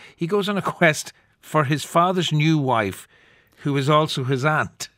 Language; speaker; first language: English; native; English